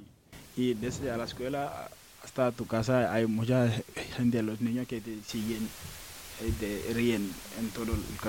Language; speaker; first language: Spanish; non-native, learner; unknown